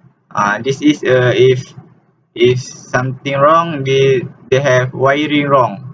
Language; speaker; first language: English; non-native, learner; Malay